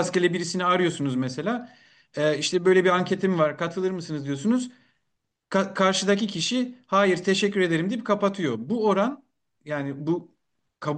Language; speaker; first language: Turkish; native; Turkish